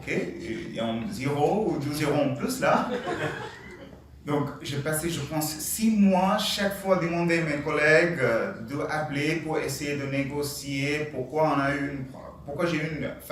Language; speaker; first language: French; non-native, learner; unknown